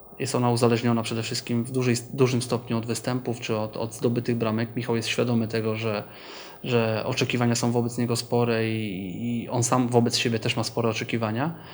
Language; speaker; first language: Polish; native; Polish